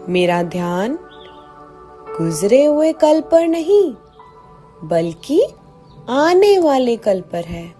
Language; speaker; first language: Hindi; native; Hindi